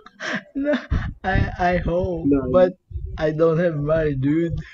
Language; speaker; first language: English; non-native, learner; Filipino